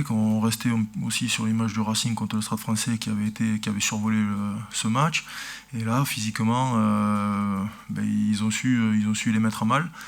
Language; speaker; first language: French; native; French